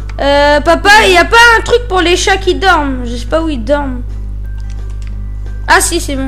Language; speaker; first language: French; native; French